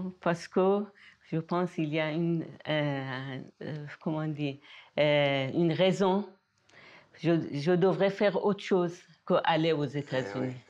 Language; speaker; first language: French; non-native, fluent; Persian